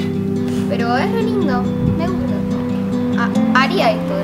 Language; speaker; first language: Spanish; native; Spanish